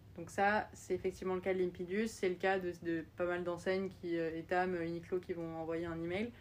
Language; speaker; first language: French; native; French